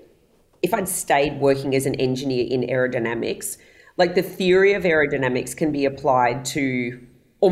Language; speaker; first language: English; native; English